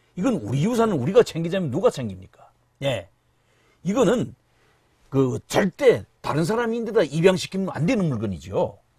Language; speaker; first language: Korean; native; Korean